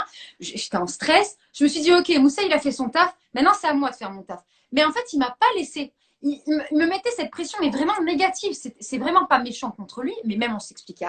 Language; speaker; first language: French; native; French